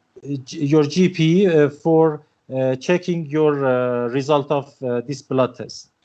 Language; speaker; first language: English; non-native, learner; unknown